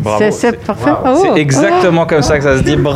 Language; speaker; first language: French; native; French